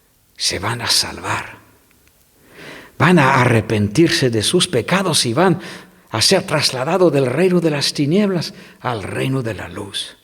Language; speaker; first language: Spanish; non-native, fluent; French